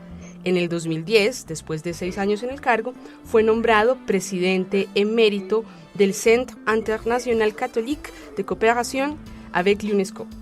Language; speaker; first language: Spanish; native; Spanish